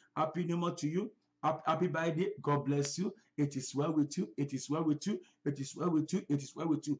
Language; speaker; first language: English; non-native, local second language; Yoruba